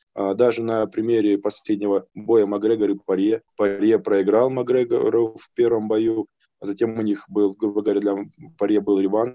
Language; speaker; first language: Russian; native; Russian